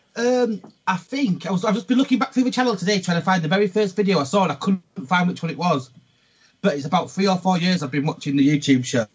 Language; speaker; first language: English; native; English